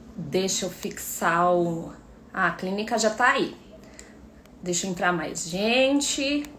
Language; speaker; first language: Portuguese; native; Portuguese